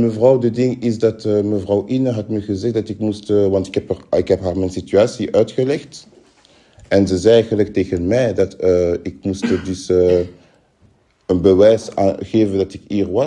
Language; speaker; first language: Dutch; non-native, fluent; French